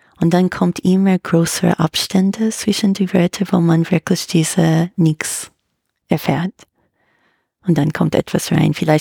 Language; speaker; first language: German; non-native, fluent; English